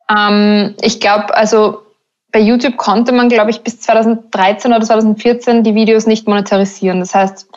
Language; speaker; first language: German; native; German